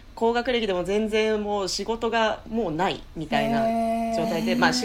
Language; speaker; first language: Japanese; early bilingual, heritage; Finnish